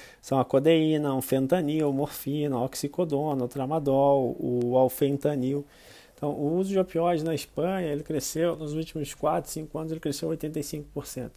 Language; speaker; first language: Portuguese; native; Portuguese